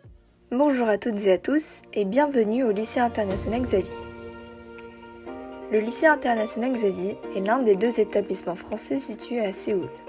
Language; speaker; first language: French; non-native, fluent; Korean